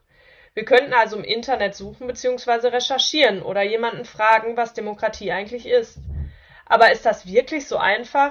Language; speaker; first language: German; native; German